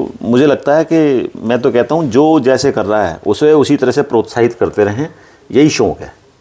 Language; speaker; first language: Hindi; native; Hindi